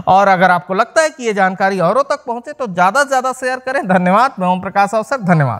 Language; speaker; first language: Hindi; native; Hindi